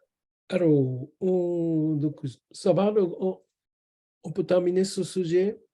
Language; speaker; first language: French; non-native, learner; Japanese